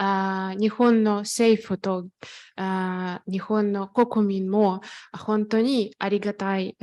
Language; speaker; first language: Japanese; non-native, fluent; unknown